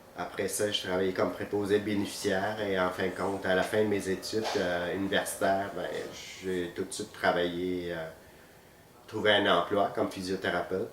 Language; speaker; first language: French; non-native, fluent; Vietnamese